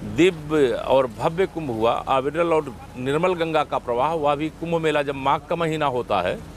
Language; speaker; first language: Hindi; native; Hindi